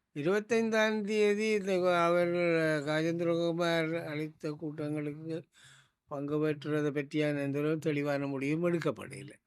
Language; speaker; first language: Tamil; native; Tamil